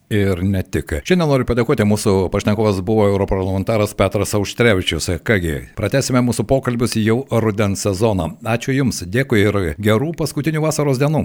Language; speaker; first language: Lithuanian; native; Lithuanian